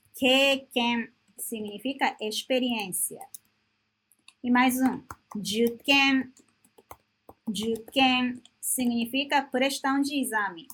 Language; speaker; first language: Portuguese; non-native, fluent; Japanese